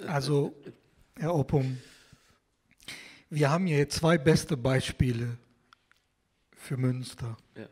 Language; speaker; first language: German; non-native, fluent; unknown